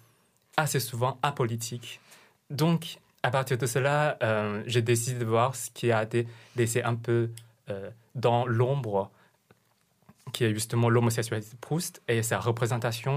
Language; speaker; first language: French; non-native, fluent; Chinese